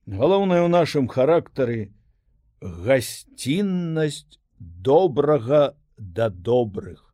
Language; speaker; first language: Belarusian; native; Belarusian